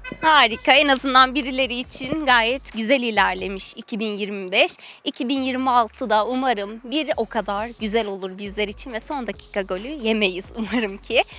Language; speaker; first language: Turkish; native; Turkish